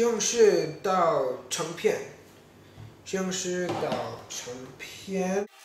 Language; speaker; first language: Chinese; non-native, learner; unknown